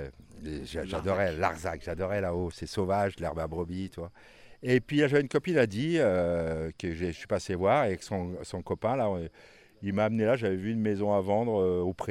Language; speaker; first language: French; native; French